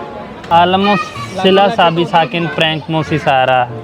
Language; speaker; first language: Filipino; non-native, learner; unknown